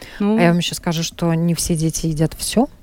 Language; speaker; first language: Russian; native; Russian